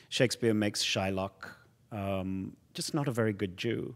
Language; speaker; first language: English; native; English